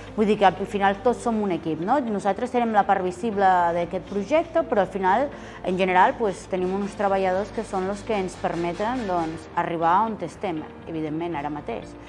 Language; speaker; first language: Catalan; non-native, fluent; Spanish